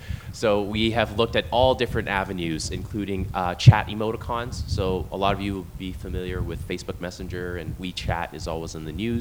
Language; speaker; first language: English; non-native, fluent; Chinese